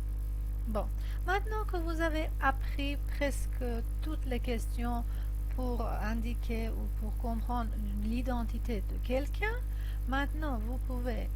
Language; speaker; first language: French; non-native, fluent; Persian